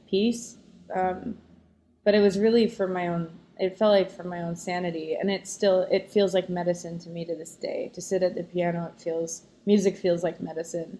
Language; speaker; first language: English; native; English